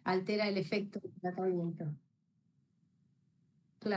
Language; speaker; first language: Spanish; native; Spanish